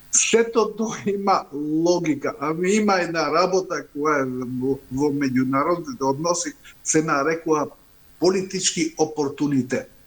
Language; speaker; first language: Macedonian; non-native, local second language; Albanian